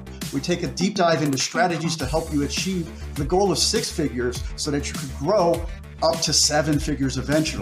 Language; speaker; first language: English; native; English